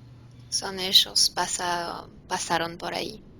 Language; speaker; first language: Spanish; non-native, fluent; French